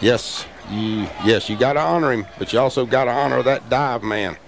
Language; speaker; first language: English; native; English